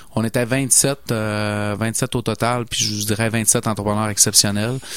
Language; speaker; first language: French; native; French